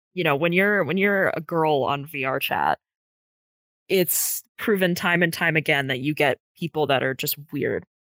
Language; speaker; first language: English; native; English